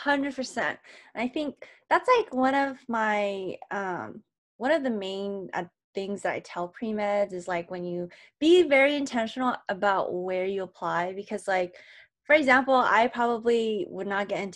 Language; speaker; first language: English; native; English